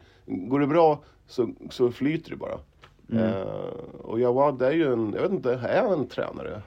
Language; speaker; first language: Swedish; native; Swedish